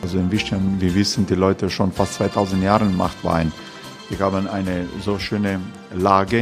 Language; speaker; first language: German; non-native, learner; Croatian